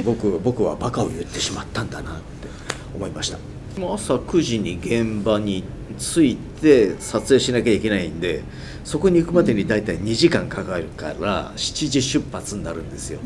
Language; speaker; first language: Japanese; native; Japanese